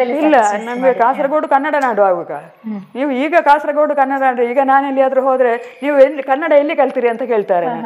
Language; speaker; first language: Kannada; non-native, local second language; Malayalam